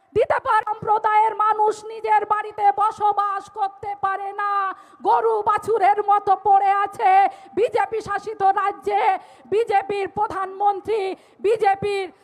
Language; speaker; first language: Bangla; non-native, local second language; Santali